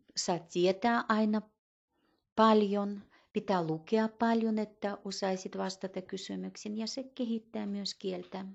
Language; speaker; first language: Finnish; early bilingual, heritage; Russian